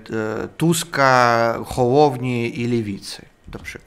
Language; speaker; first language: Polish; non-native, fluent; Russian